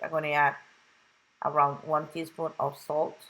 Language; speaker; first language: English; non-native, local second language; Spanish